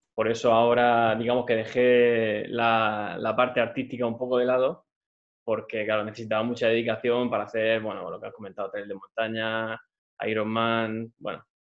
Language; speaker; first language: Spanish; native; Spanish